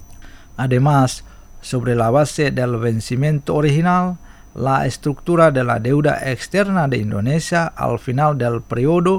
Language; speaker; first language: Spanish; non-native, fluent; Indonesian